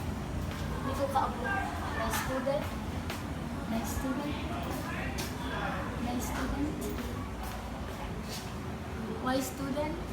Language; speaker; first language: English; non-native, local second language; Cebuano